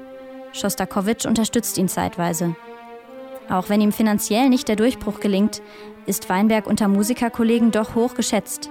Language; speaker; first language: German; native; German